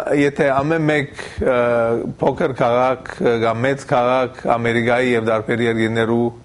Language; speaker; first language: Armenian; early bilingual, heritage; Armenian